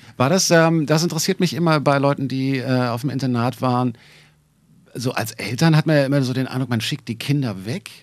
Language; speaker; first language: German; native; German